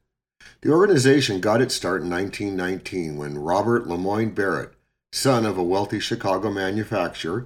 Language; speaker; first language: English; native; English